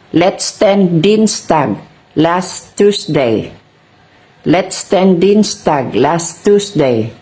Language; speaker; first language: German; non-native, fluent; Cebuano